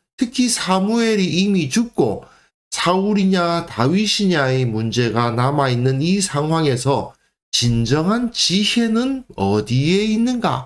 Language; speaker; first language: Korean; native; Korean